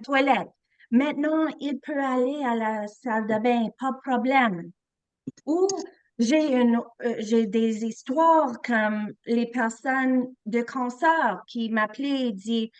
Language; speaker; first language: French; non-native, local second language; English